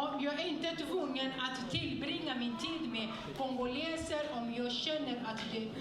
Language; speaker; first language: Swedish; non-native, fluent; French